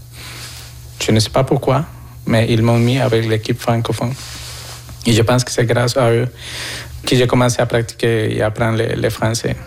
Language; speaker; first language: French; non-native, fluent; Spanish